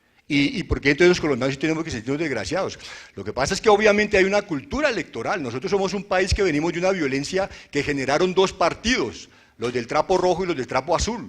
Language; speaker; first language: Spanish; native; Spanish